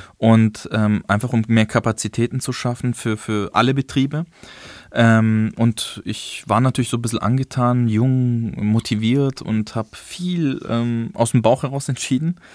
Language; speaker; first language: German; early bilingual, other home language; Turkish